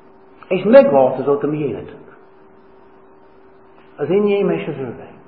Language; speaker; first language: Hungarian; non-native, fluent; English